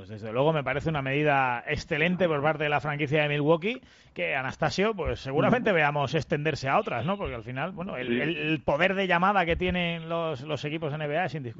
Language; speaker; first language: Spanish; native; Spanish